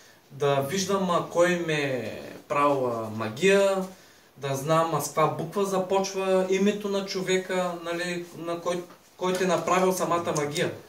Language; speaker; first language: Bulgarian; native; Bulgarian